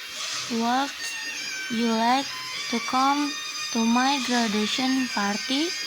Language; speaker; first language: English; non-native, learner; Indonesian